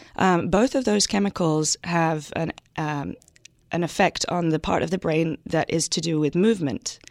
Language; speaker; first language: English; native; English